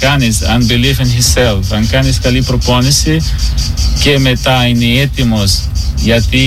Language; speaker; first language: Greek; non-native, learner; Portuguese